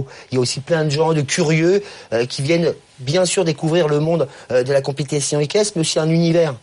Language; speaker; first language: French; native; French